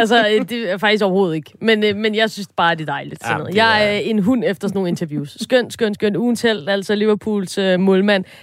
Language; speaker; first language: Danish; native; Danish